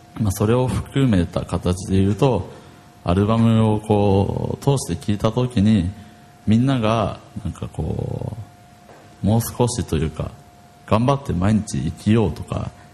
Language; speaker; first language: Japanese; native; Japanese